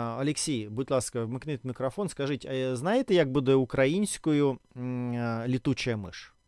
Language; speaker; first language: Ukrainian; non-native, local second language; Russian